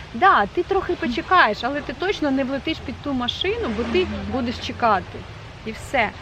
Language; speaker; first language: Ukrainian; native; Ukrainian